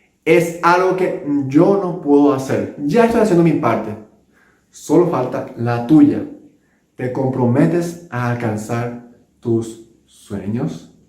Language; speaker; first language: Spanish; non-native, local second language; Japanese